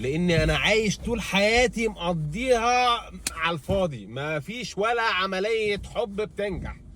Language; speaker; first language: Arabic; native; Arabic